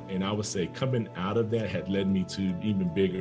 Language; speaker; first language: English; native; English